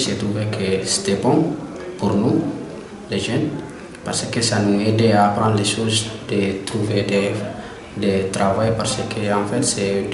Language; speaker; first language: French; non-native, learner; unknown